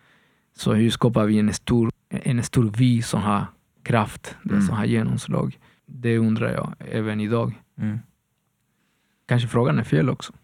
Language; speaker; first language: Swedish; non-native, fluent; Spanish